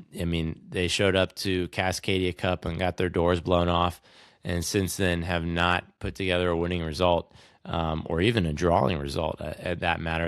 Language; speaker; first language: English; native; English